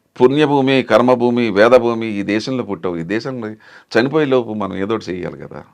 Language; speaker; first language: Telugu; native; Telugu